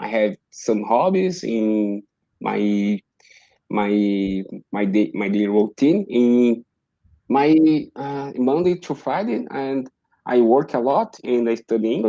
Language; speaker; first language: English; non-native, learner; Portuguese